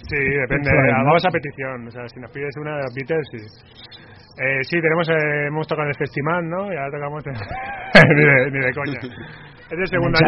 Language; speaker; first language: Spanish; native; Spanish